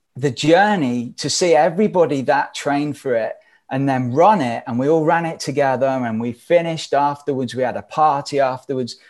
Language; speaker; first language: English; native; English